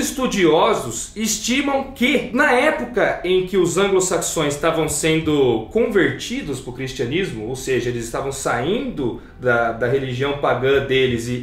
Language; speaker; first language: Portuguese; native; Portuguese